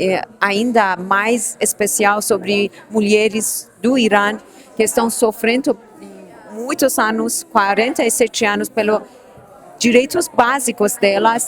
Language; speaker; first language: Portuguese; non-native, fluent; Persian